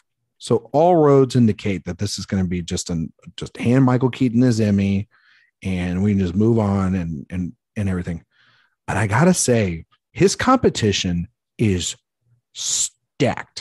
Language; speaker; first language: English; native; English